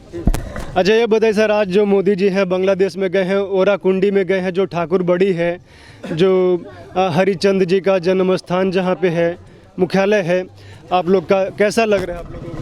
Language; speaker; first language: Hindi; native; Hindi